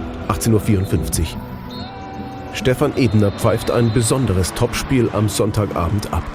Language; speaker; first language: German; native; German